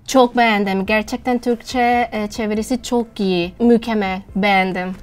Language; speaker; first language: Turkish; non-native, learner; Spanish